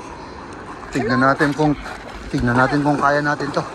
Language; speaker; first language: Filipino; native; Filipino